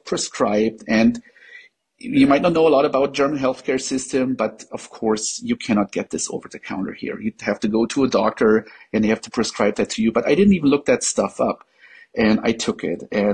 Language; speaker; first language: English; non-native, fluent; German